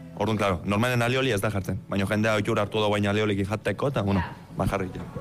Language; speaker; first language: Basque; early bilingual, other home language; Romanian